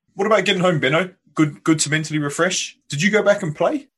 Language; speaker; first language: English; native; English